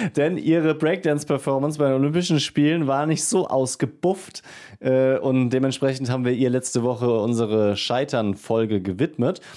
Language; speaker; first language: German; native; German